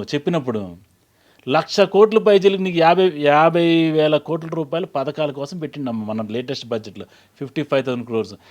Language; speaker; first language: Telugu; native; Telugu